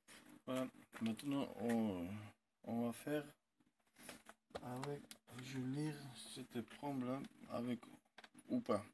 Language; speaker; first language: French; non-native, learner; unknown